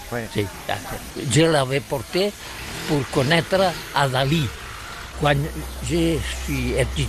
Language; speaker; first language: French; non-native, learner; Catalan